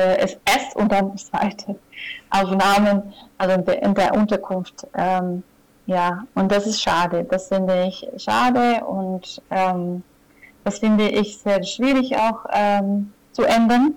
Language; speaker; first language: German; non-native, fluent; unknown